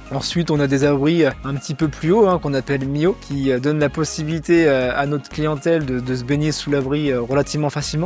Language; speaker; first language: French; native; French